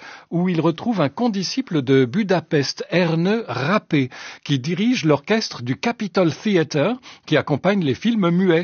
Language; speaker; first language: French; native; French